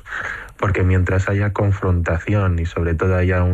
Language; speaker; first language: Spanish; native; Spanish